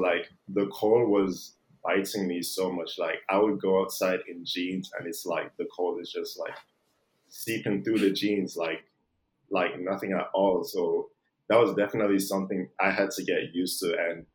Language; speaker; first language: English; non-native, local second language; Jamaican Creole English